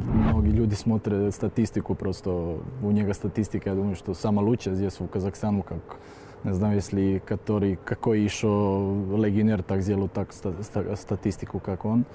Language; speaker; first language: Russian; non-native, learner; Serbian